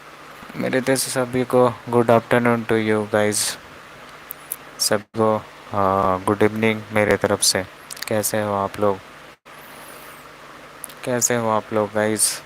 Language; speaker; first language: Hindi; non-native, local second language; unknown